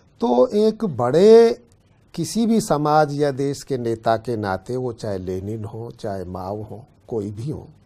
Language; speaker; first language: Hindi; native; Hindi